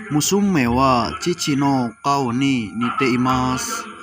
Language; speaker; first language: Japanese; non-native, learner; Indonesian